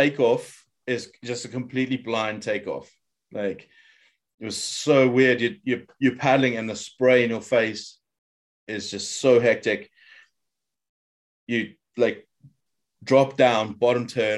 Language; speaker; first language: English; native; English